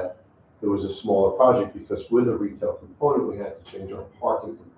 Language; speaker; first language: English; native; English